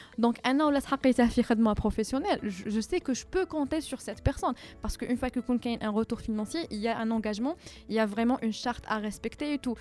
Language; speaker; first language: French; non-native, local second language; Arabic